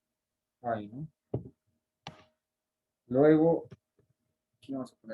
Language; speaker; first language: Spanish; native; Spanish